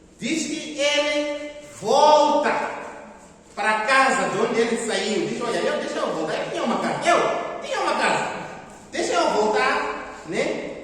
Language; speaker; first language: Portuguese; non-native, local second language; Tsonga